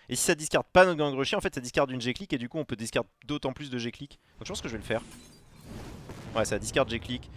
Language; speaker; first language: French; native; French